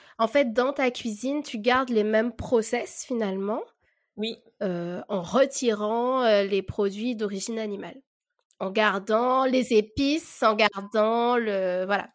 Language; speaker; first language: French; native; French